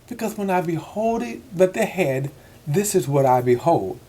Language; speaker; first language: English; native; English